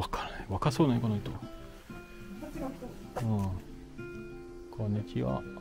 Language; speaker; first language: Japanese; non-native, learner; French